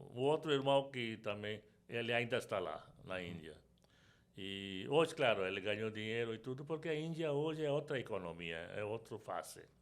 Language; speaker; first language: Portuguese; non-native, fluent; Sindhi